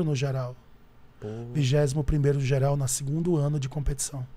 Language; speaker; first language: Portuguese; native; Portuguese